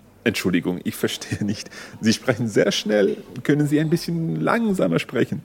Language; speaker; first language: German; non-native, fluent; English